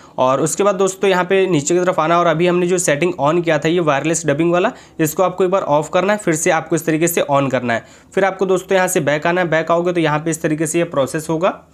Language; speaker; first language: Hindi; native; Hindi